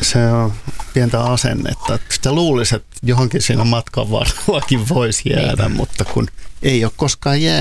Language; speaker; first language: Finnish; native; Finnish